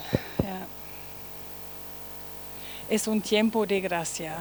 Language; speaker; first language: Spanish; non-native, learner; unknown